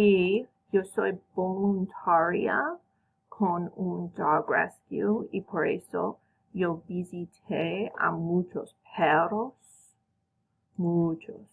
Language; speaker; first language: Spanish; non-native, fluent; English